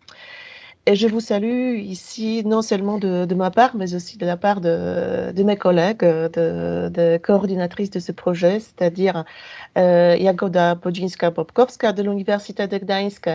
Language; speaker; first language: French; non-native, fluent; Polish